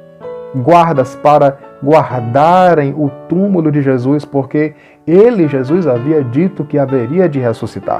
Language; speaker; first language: Portuguese; native; Portuguese